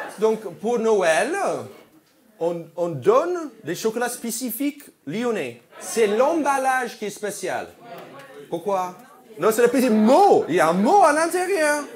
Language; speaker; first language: French; non-native, fluent; English